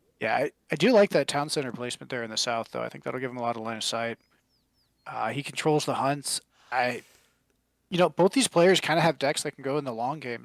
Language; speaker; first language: English; native; English